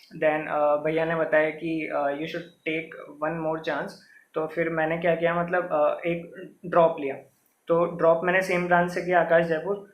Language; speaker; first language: Hindi; native; Hindi